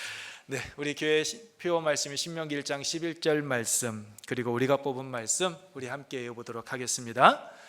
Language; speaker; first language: Korean; native; Korean